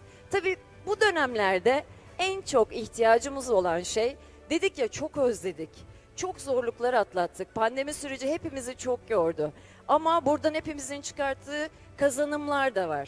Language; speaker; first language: Turkish; native; Turkish